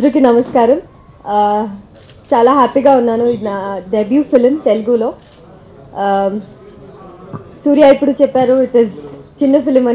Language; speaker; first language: Telugu; non-native, fluent; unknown